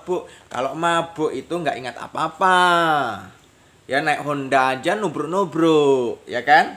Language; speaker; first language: Indonesian; native; Indonesian